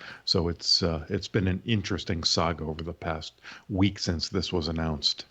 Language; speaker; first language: English; native; English